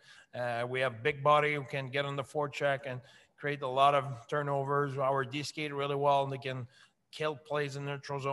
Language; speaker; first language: English; non-native, fluent; French